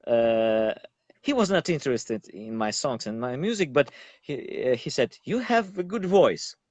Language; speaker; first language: English; non-native, learner; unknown